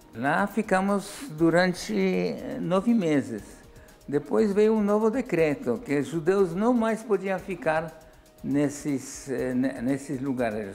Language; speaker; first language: Portuguese; non-native, fluent; Polish